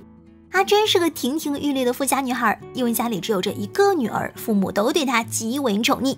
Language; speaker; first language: Chinese; native; Chinese